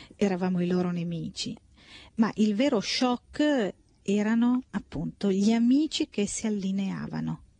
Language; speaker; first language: Italian; native; Italian